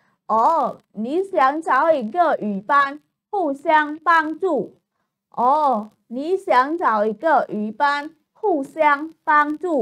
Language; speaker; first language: Chinese; non-native, fluent; Khmer